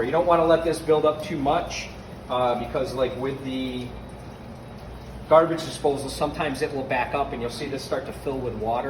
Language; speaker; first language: English; native; English